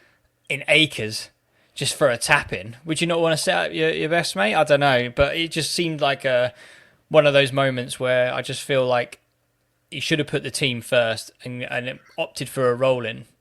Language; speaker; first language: English; native; English